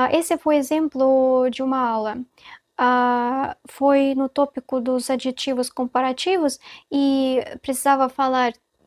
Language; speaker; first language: Portuguese; non-native, fluent; Russian